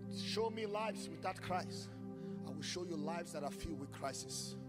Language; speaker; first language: English; non-native, local second language; Yoruba